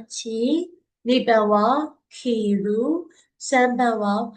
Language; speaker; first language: Japanese; non-native, fluent; Burmese